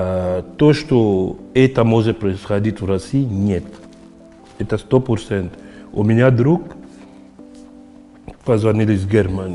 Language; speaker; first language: Russian; non-native, fluent; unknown